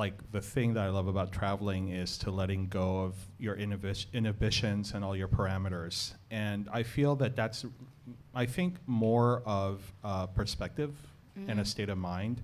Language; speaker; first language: English; non-native, local second language; Filipino